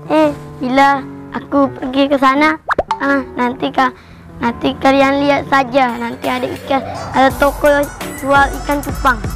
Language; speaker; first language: Indonesian; non-native, learner; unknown